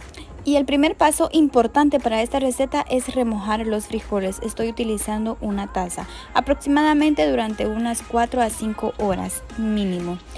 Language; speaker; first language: Spanish; native; Spanish